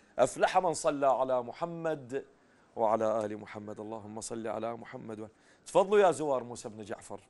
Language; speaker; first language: Arabic; native; Arabic